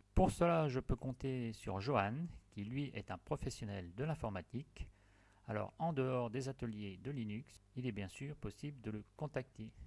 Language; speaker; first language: French; native; French